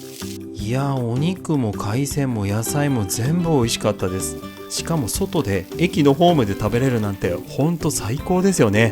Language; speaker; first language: Japanese; native; Japanese